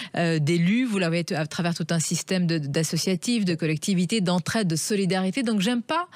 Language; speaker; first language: French; non-native, local second language; Arabic